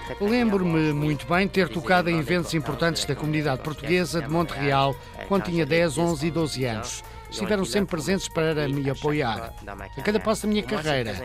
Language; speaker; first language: Portuguese; early bilingual, heritage; Portuguese